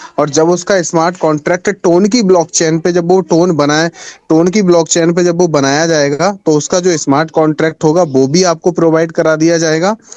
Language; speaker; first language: Hindi; native; Hindi